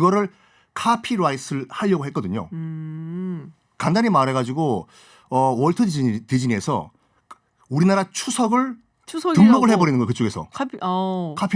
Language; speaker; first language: Korean; native; Korean